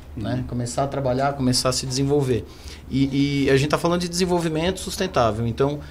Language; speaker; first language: Portuguese; non-native, fluent; German